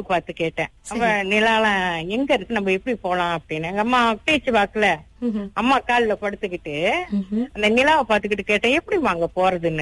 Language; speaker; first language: Tamil; early bilingual, heritage; Tamil